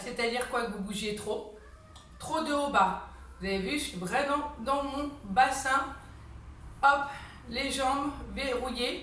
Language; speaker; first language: French; native; French